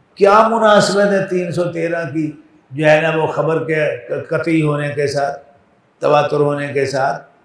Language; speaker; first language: Urdu; non-native, local second language; Punjabi